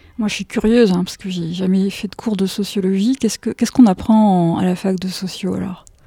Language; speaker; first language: French; native; French